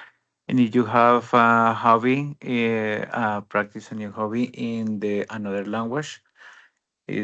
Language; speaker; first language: English; non-native, learner; Spanish